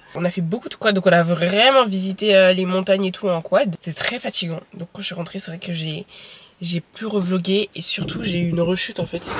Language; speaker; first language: French; early bilingual, other home language; Bambara